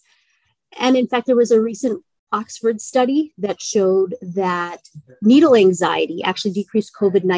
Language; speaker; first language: English; native; English